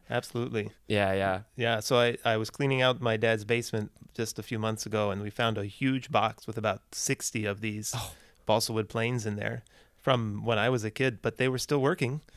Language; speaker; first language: English; native; English